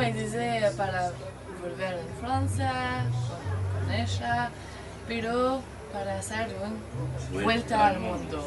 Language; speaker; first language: Spanish; non-native, learner; French